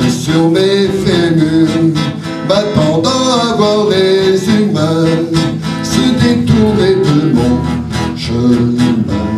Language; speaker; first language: French; native; French